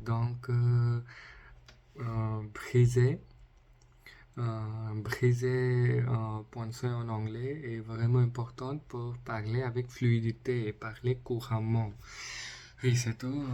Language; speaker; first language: French; non-native, learner; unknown